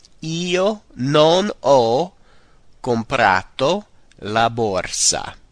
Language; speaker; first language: Italian; non-native, fluent; English